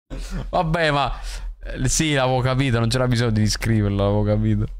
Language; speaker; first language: Italian; native; Italian